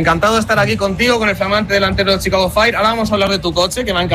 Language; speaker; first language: Spanish; native; Spanish